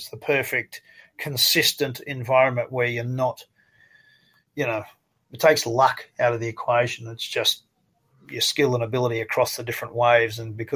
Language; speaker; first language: English; native; English